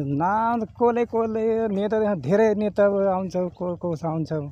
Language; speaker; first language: Nepali; non-native, local second language; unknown